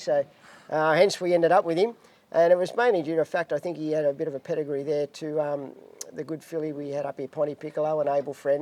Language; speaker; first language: English; native; English